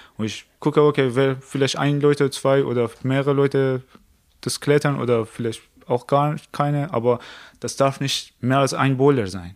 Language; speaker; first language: German; non-native, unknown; Persian